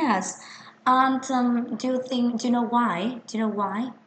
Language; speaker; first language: English; non-native, fluent; Vietnamese